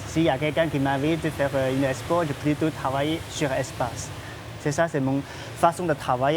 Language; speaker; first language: French; non-native, fluent; Chinese